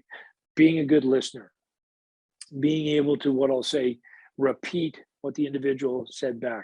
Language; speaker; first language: English; native; English